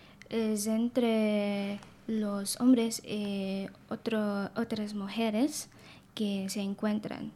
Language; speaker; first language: Spanish; non-native, learner; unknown